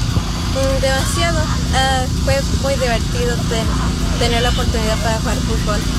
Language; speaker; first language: Spanish; early bilingual, other home language; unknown